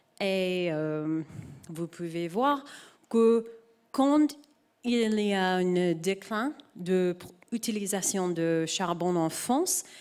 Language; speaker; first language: French; non-native, learner; English